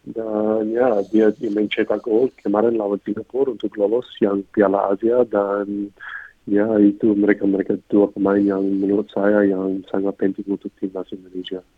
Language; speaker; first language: Indonesian; non-native, fluent; English